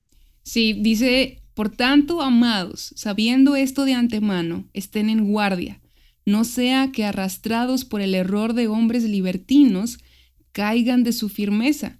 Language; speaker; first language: Spanish; native; Spanish